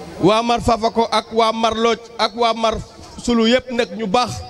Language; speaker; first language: Wolof; non-native, local second language; Serer